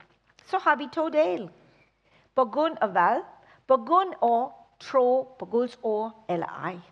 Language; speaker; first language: Danish; non-native, fluent; English